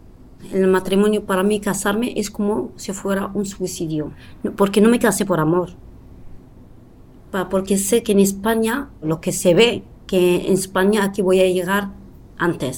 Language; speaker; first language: Spanish; non-native, fluent; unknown